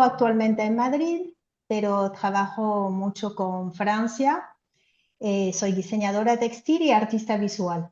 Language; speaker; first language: Spanish; non-native, fluent; French